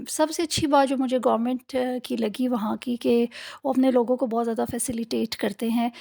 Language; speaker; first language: Urdu; native; Urdu